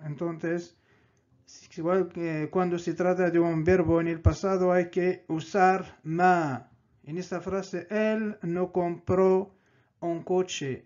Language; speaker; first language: Spanish; non-native, fluent; Arabic